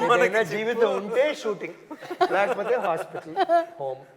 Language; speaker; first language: Telugu; non-native, local second language; Tamil